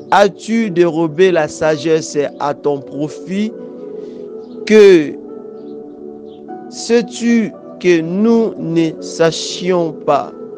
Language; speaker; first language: French; non-native, local second language; Lingala